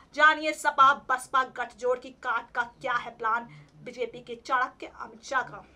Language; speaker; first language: Hindi; native; Hindi